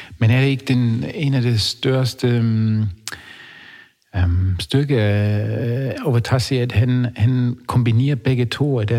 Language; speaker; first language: Danish; non-native, fluent; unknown